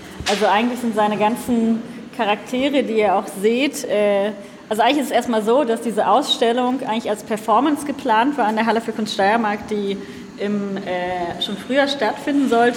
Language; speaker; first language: German; native; German